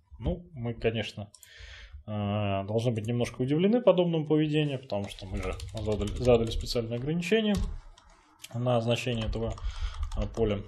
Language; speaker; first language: Russian; native; Russian